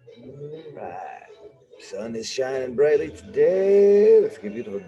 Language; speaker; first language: English; native; English